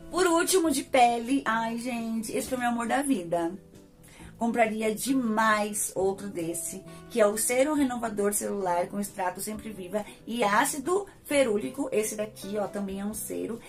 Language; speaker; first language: Portuguese; native; Portuguese